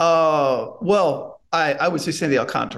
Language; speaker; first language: English; native; English